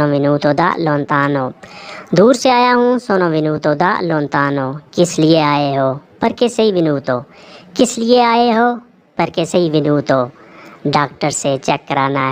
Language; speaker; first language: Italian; non-native, fluent; Urdu